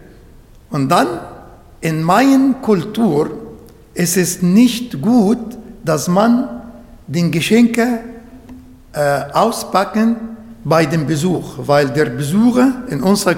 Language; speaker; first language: German; non-native, fluent; Arabic